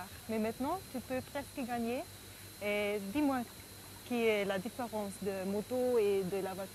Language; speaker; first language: French; non-native, fluent; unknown